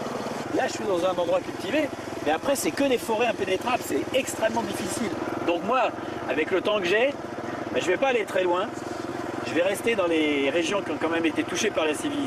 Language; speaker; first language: French; native; French